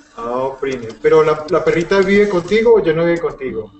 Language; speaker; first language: Spanish; native; Spanish